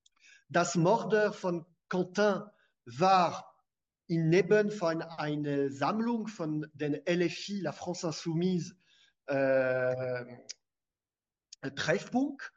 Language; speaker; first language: German; non-native, fluent; French